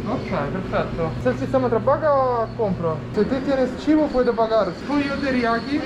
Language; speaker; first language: Spanish; non-native, learner; Italian